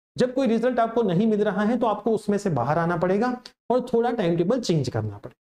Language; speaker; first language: Hindi; non-native, local second language; Gujarati